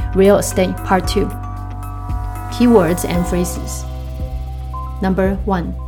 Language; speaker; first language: English; non-native, fluent; Chinese